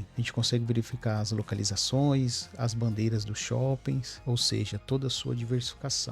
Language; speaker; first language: Portuguese; native; Portuguese